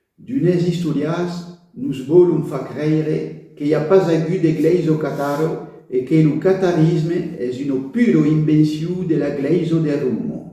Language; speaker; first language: Occitan; non-native, local second language; French